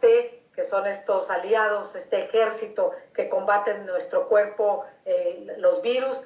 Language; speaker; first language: Spanish; native; Spanish